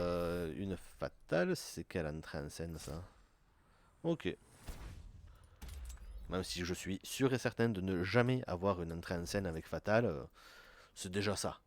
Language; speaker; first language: French; native; French